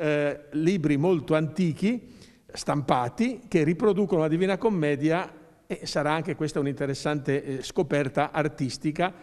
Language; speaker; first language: Italian; native; Italian